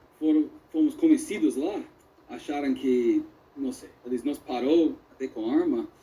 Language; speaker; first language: Portuguese; non-native, fluent; English